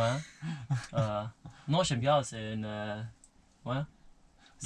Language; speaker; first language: French; non-native, learner; German